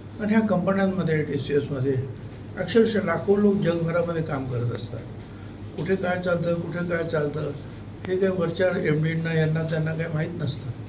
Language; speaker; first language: Marathi; native; Marathi